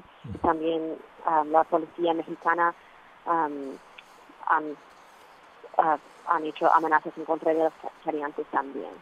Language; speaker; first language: Spanish; non-native, fluent; English